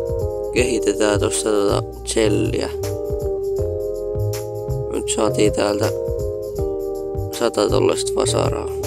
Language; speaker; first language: Finnish; native; Finnish